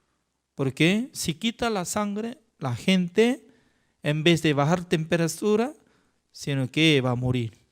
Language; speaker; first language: Spanish; non-native, fluent; Korean